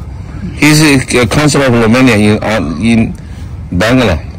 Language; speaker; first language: English; non-native, learner; Chinese